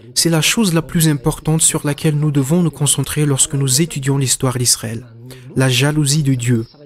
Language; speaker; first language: French; non-native, local second language; Malagasy